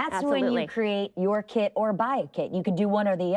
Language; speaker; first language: English; native; English